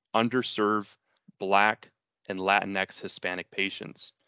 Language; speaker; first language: English; early bilingual, other home language; Spanish